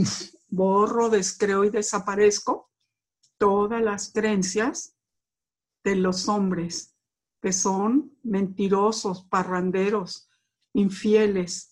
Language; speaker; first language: Spanish; native; Spanish